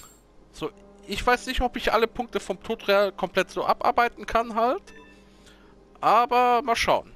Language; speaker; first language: German; native; German